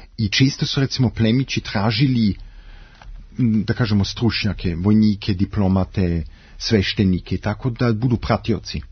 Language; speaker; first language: Serbian; early bilingual, heritage; Serbian